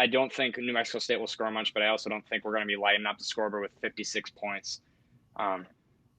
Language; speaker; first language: English; native; English